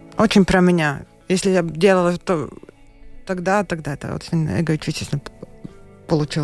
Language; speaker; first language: Russian; non-native, local second language; Latvian